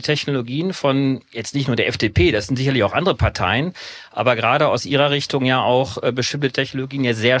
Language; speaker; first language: German; native; German